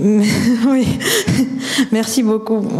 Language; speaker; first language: French; non-native, fluent; Russian